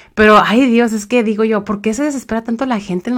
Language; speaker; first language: Spanish; early bilingual, other home language; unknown